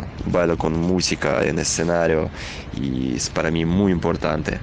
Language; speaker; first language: Spanish; non-native, learner; Russian